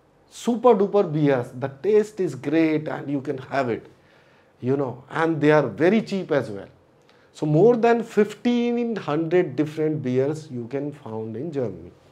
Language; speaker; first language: English; non-native, local second language; Hindi